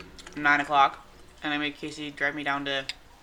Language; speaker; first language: English; native; English